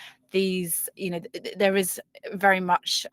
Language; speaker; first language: English; native; English